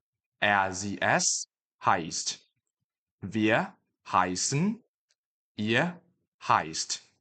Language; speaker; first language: German; non-native, fluent; Chinese